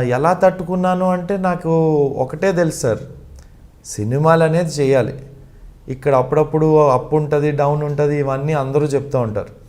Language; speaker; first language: Telugu; non-native, local second language; Malayalam